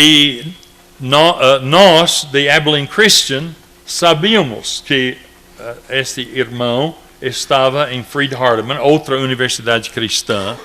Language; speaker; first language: Portuguese; non-native, fluent; English